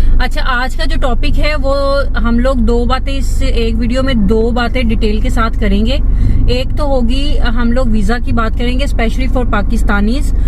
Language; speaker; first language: Urdu; non-native, local second language; Punjabi